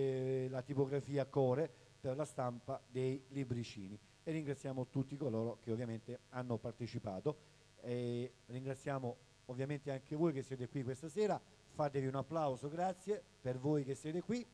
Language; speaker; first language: Italian; native; Italian